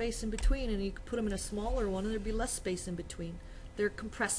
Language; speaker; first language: English; native; English